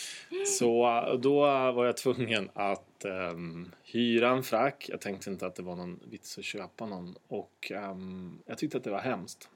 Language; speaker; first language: Swedish; native; Swedish